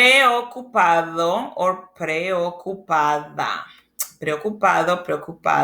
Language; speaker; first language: Spanish; non-native, fluent; English